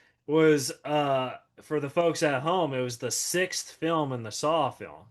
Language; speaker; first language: English; native; English